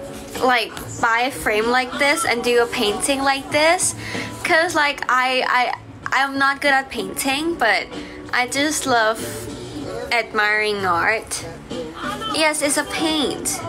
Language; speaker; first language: English; non-native, fluent; Thai